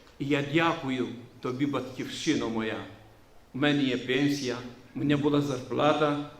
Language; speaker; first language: Ukrainian; non-native, local second language; Romanian